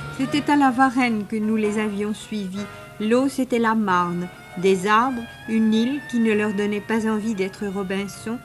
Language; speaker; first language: French; native; French